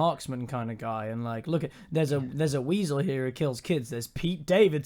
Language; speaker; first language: English; native; English